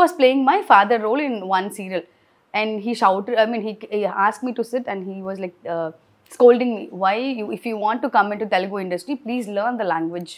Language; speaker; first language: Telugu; non-native, learner; Tamil